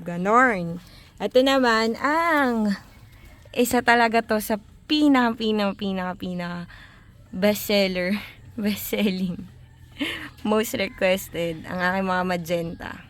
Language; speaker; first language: Filipino; native; Filipino